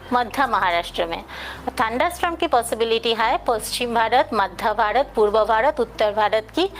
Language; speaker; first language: Hindi; non-native, local second language; Bangla